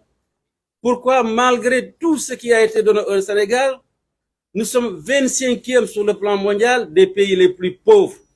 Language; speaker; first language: French; non-native, local second language; Wolof